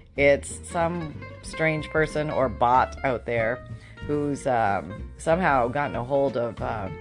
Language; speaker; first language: English; native; English